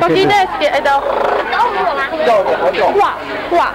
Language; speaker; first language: Russian; non-native, learner; Chinese